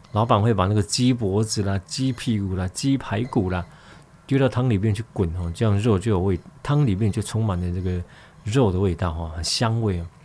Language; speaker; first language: Chinese; native; Chinese